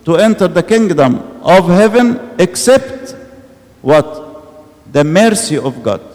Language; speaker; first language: English; non-native, fluent; Arabic